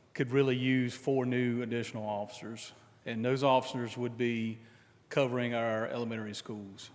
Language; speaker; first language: English; native; English